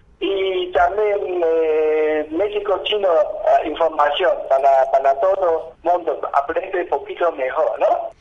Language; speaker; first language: Spanish; non-native, learner; Chinese